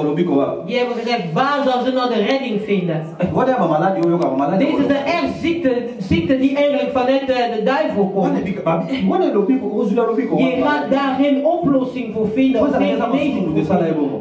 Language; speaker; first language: Dutch; early bilingual, other home language; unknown